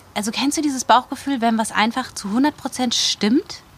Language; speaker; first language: German; native; German